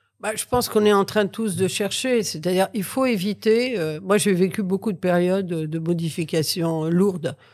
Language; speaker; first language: French; early bilingual, other home language; Catalan